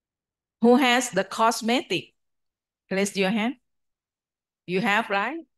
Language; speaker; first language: English; non-native, fluent; Thai